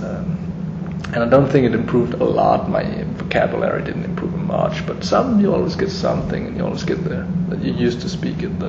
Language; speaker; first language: English; non-native, fluent; Danish